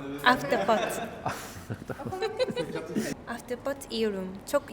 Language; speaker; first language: Turkish; non-native, learner; Japanese